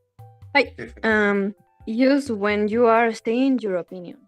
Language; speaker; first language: English; non-native, learner; Spanish